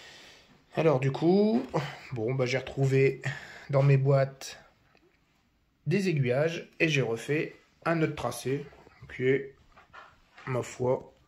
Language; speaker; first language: French; native; French